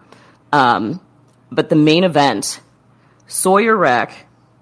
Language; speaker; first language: English; native; English